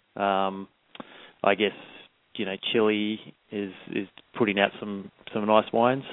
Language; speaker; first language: English; native; English